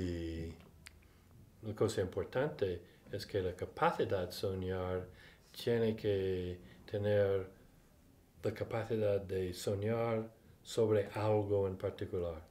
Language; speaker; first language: Spanish; non-native, fluent; English